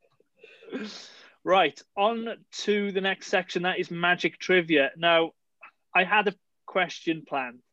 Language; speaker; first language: English; native; English